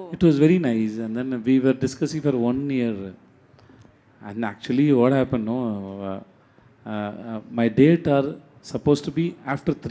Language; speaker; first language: Telugu; non-native, learner; Tamil